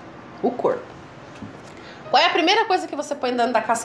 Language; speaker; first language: Portuguese; native; Portuguese